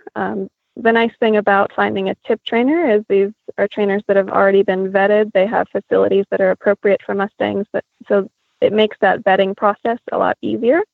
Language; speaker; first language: English; native; English